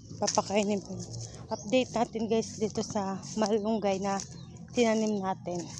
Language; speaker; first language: Filipino; non-native, local second language; Pangasinan